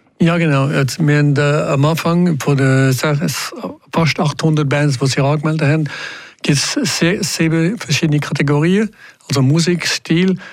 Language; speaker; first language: German; non-native, local second language; French